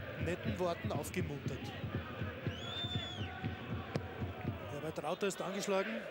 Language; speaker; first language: German; native; German